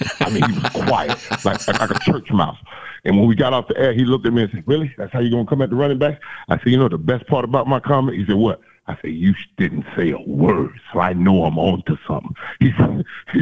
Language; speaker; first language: English; native; English